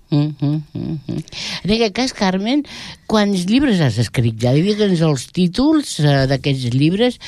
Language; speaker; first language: Catalan; native; Catalan